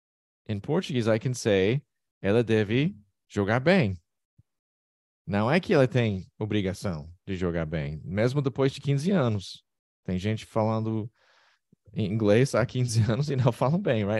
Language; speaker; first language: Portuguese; non-native, fluent; English